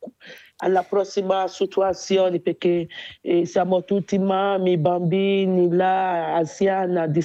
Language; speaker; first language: Italian; non-native, learner; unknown